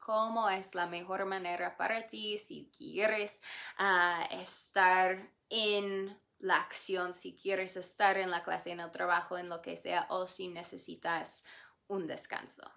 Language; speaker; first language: Spanish; non-native, fluent; English